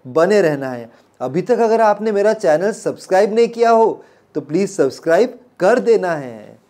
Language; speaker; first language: Hindi; native; Hindi